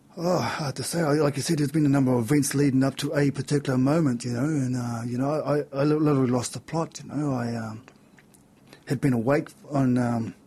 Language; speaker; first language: English; native; English